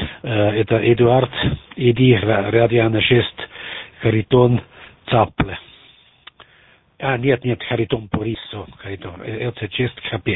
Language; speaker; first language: Russian; non-native, learner; German